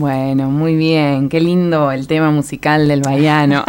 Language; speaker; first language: Spanish; native; Spanish